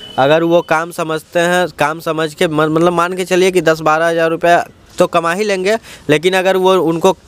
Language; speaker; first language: Hindi; native; Hindi